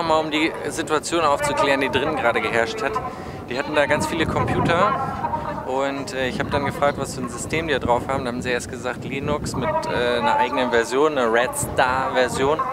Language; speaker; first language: German; native; German